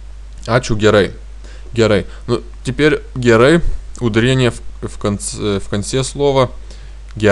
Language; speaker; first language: Russian; non-native, fluent; Lithuanian